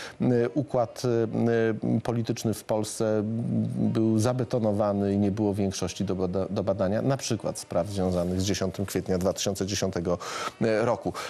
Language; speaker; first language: Polish; native; Polish